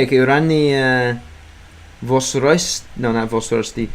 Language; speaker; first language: Russian; non-native, learner; English